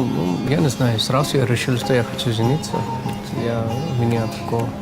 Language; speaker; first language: Russian; non-native, fluent; Tamil